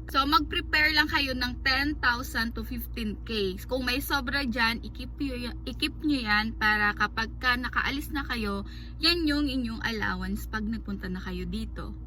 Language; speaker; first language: Filipino; native; Filipino